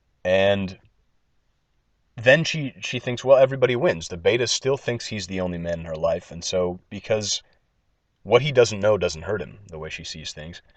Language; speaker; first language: English; native; English